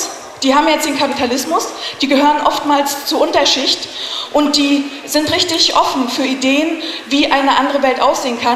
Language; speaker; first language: German; native; German